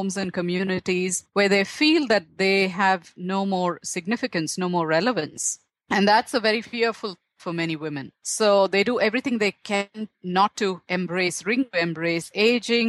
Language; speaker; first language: English; non-native, local second language; Tamil